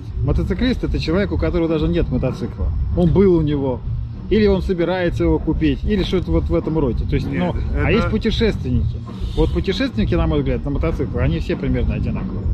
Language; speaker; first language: Russian; native; Russian